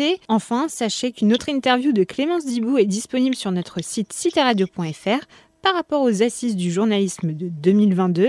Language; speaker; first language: French; native; French